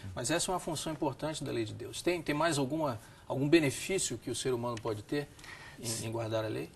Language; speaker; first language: Portuguese; native; Portuguese